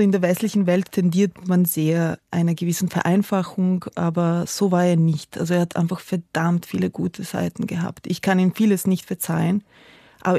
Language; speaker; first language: German; non-native, fluent; Serbian